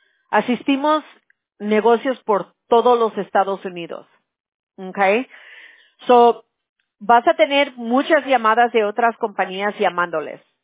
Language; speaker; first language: Spanish; early bilingual, other home language; English